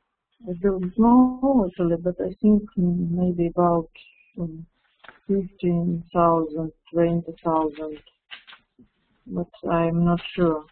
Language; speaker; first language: English; non-native, fluent; Russian